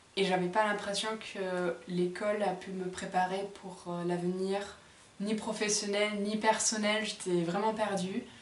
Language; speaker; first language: French; non-native, fluent; German